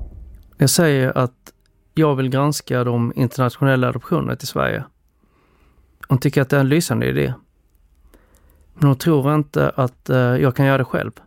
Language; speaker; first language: Swedish; early bilingual, other home language; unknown